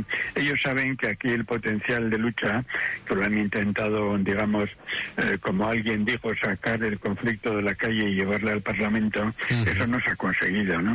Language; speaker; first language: Spanish; native; Spanish